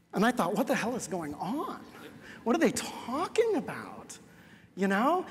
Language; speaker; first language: English; native; English